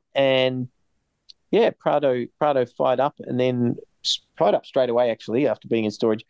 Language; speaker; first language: English; native; English